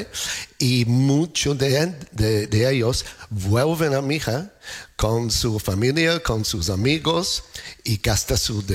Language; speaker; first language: Spanish; non-native, learner; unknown